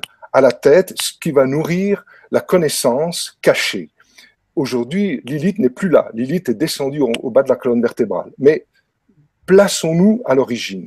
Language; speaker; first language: French; native; French